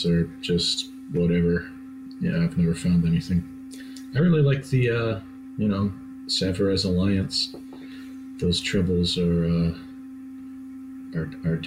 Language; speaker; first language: English; native; English